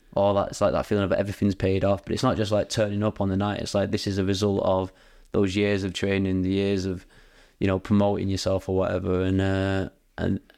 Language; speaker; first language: English; native; English